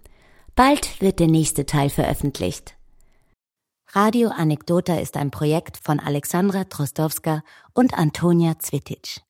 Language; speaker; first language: German; native; German